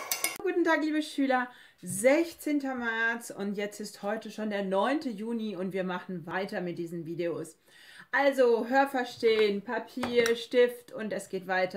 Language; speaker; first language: German; non-native, fluent; French